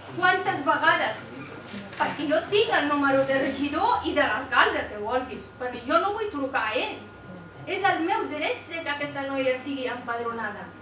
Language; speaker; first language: Catalan; non-native, fluent; Persian